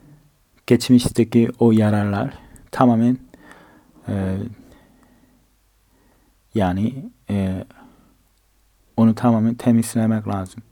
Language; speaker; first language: Turkish; non-native, fluent; Korean